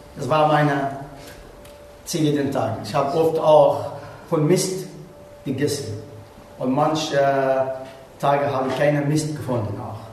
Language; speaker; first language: German; non-native, learner; Arabic